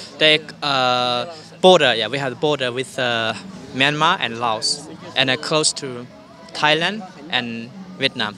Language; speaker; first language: English; non-native, learner; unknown